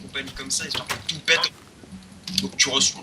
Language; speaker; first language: French; native; French